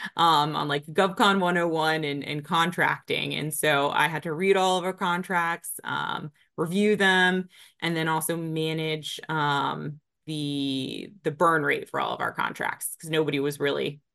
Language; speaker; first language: English; native; English